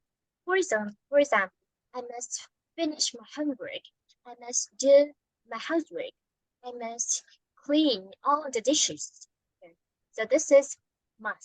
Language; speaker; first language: English; non-native, fluent; Vietnamese